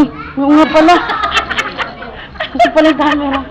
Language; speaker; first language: Filipino; native; Filipino